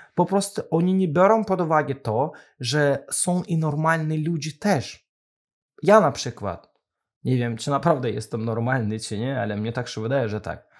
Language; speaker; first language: Polish; non-native, fluent; Azerbaijani